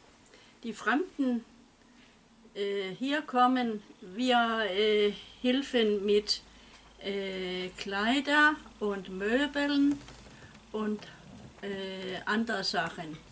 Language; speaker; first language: German; non-native, learner; Danish